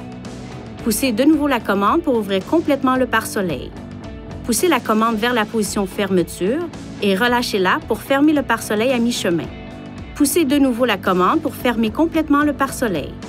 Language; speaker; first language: French; native; French